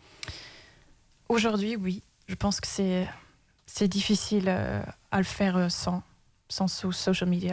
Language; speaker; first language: French; early bilingual, heritage; Danish